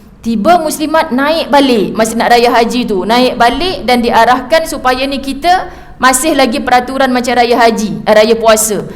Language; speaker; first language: Malay; native; Malay